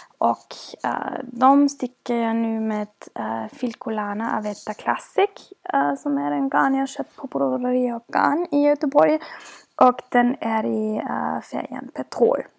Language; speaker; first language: Swedish; non-native, fluent; German